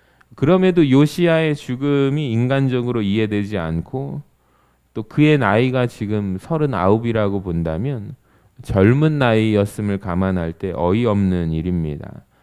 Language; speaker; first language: Korean; native; Korean